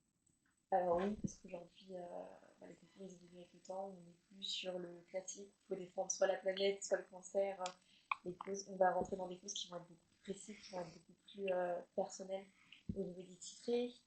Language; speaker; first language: French; native; French